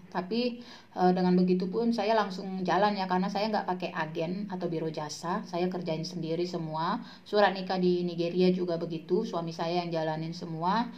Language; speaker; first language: Indonesian; native; Indonesian